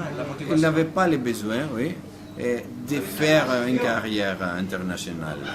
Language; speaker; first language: French; non-native, fluent; Greek